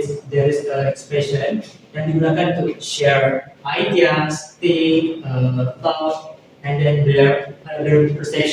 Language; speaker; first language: English; non-native, learner; Indonesian